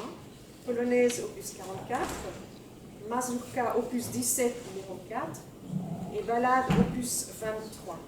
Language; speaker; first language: French; native; French